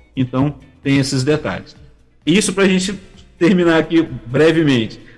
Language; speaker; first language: Portuguese; native; Portuguese